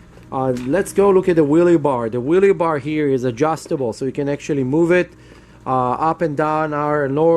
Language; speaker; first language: English; non-native, fluent; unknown